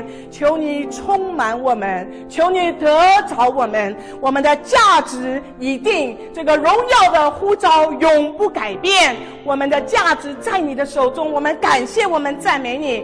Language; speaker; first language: Chinese; native; Chinese